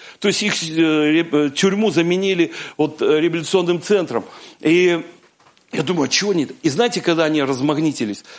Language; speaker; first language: Russian; native; Russian